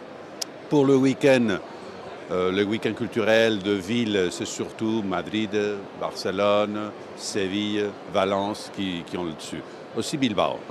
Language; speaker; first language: French; non-native, fluent; Spanish